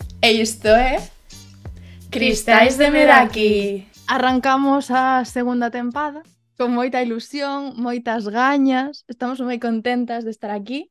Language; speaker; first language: Galician; native; Galician